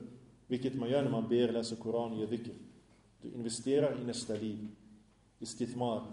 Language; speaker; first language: Swedish; early bilingual, other home language; Arabic